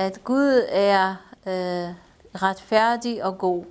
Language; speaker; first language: Danish; non-native, fluent; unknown